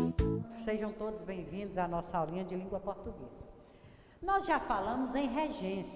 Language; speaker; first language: Portuguese; native; Portuguese